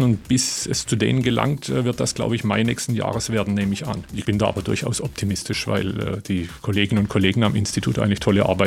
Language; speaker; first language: German; native; German